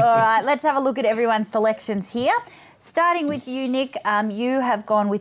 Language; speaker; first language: English; native; English